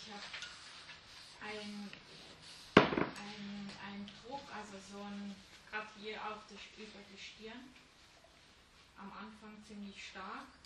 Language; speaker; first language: German; native; German